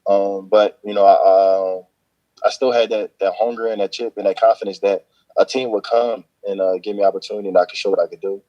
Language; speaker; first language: English; native; English